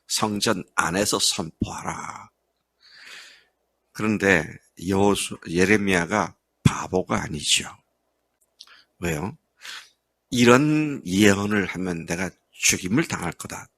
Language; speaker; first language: Korean; native; Korean